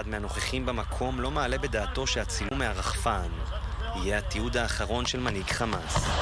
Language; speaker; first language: Hebrew; native; Hebrew